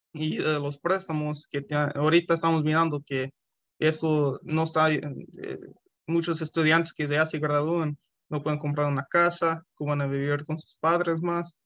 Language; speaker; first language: Spanish; early bilingual, heritage; Spanish